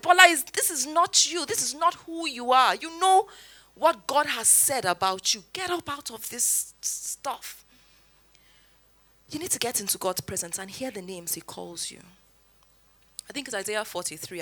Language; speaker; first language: English; non-native, local second language; Yoruba